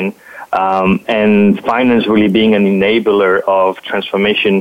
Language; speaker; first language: English; non-native, fluent; French